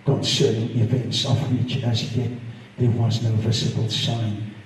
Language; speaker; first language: English; non-native, local second language; Afrikaans